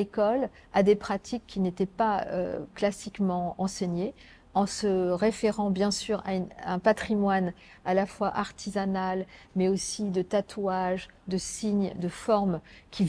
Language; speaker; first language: French; native; French